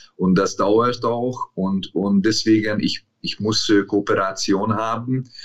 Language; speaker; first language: German; non-native, learner; Hungarian